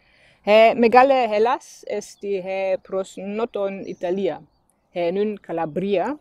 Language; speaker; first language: Greek; non-native, fluent; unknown